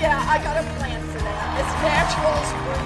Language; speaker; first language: English; native; English